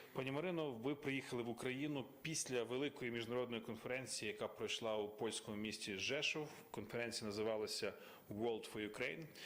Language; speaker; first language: Ukrainian; native; Ukrainian